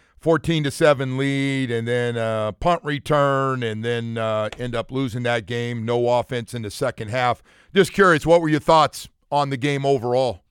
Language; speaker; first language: English; native; English